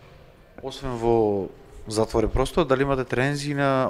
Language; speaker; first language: Macedonian; native; Macedonian